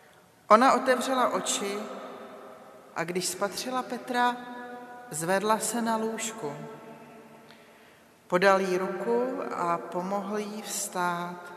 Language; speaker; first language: Czech; native; Czech